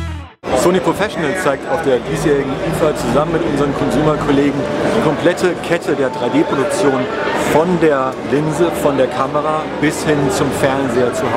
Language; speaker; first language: German; native; German